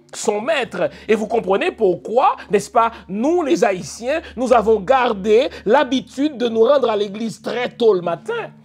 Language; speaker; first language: French; non-native, local second language; Haitian Creole